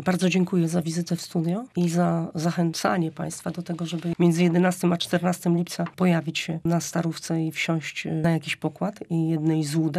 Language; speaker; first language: Polish; native; Polish